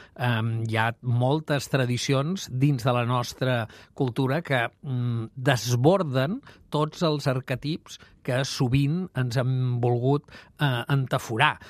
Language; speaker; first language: Catalan; native; Catalan